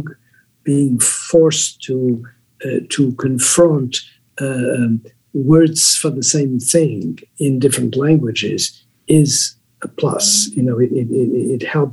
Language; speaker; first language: English; non-native, fluent; Portuguese